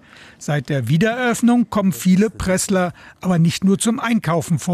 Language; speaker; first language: German; native; German